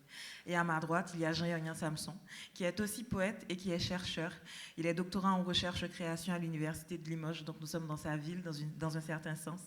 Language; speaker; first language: French; non-native, local second language; Haitian Creole